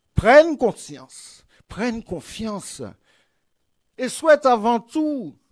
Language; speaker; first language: French; native; French